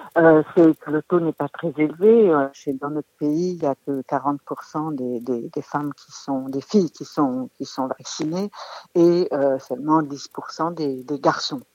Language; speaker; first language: French; native; French